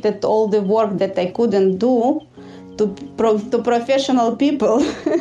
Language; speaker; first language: English; non-native, fluent; Russian